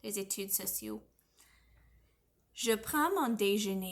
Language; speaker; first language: French; non-native, fluent; English